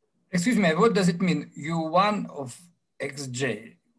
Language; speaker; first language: English; non-native, fluent; Russian